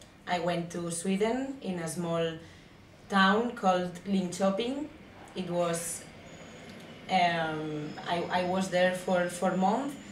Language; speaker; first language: English; non-native, learner; Spanish